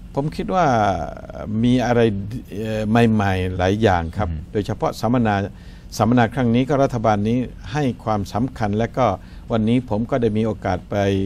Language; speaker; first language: Thai; non-native, local second language; Pattani Malay